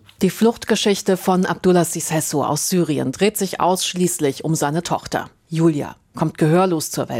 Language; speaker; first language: German; native; German